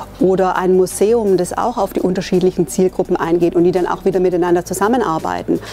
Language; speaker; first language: German; native; German